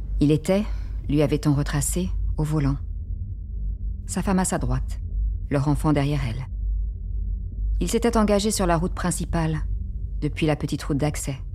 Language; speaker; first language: French; native; French